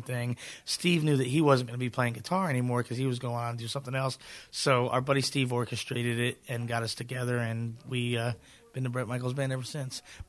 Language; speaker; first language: English; native; English